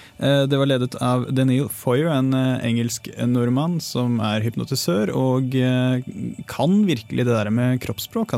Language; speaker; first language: Norwegian; native; Norwegian